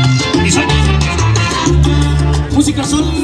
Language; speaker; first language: Spanish; native; Spanish